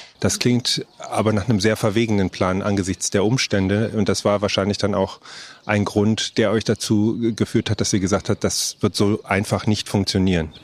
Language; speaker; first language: German; native; German